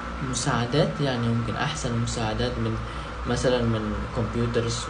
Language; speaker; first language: Arabic; non-native, fluent; Indonesian